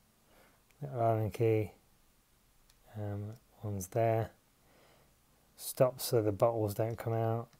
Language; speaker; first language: English; native; English